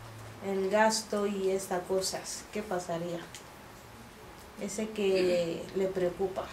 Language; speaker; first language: Spanish; non-native, fluent; Bambara